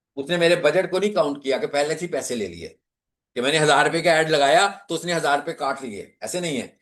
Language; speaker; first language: Urdu; non-native, local second language; Punjabi